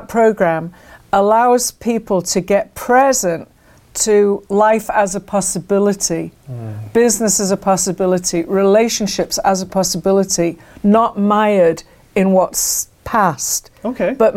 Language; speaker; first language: English; native; English